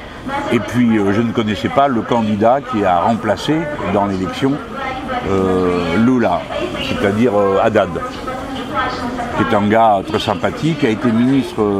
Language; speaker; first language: French; native; French